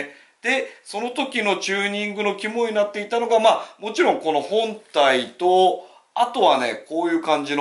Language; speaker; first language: Japanese; native; Japanese